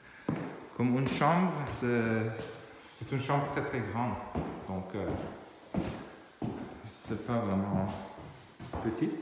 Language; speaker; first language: French; non-native, fluent; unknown